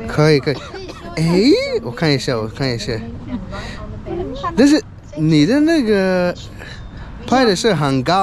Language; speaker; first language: Chinese; non-native, learner; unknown